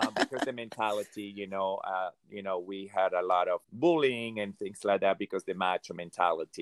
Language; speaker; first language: English; non-native, fluent; Hungarian